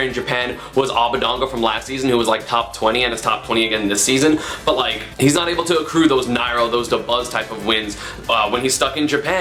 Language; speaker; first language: English; native; English